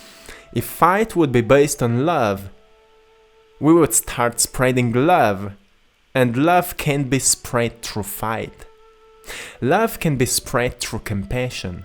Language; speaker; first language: English; non-native, fluent; Slovenian